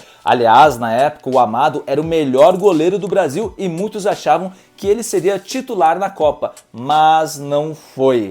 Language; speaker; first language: Portuguese; native; Portuguese